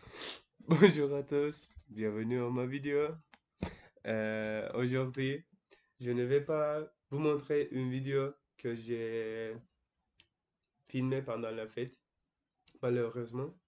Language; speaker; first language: French; non-native, learner; Turkish